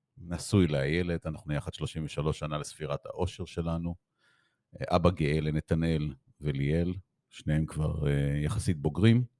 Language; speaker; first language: Hebrew; native; Hebrew